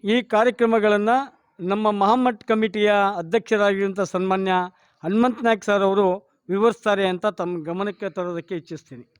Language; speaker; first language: Kannada; non-native, local second language; Lambadi